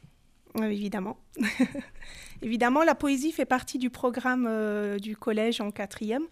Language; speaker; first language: French; native; French